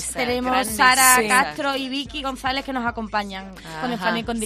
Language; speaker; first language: Spanish; native; Spanish